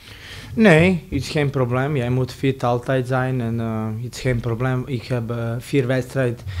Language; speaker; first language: Dutch; non-native, learner; Serbian